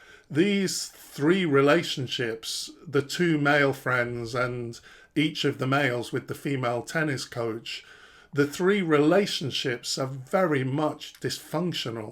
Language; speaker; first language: English; native; English